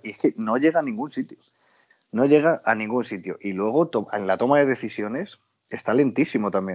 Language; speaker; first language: Spanish; native; Spanish